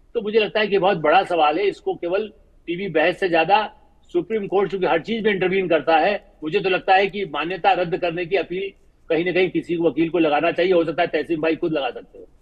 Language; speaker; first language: Hindi; native; Hindi